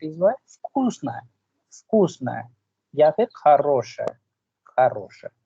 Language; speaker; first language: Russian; non-native, fluent; Hindi